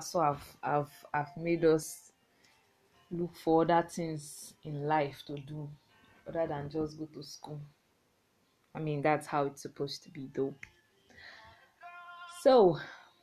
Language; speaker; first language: English; non-native, local second language; Igbo